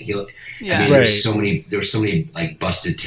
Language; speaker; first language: English; non-native, fluent; Italian